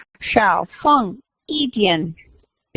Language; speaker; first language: Chinese; non-native, learner; English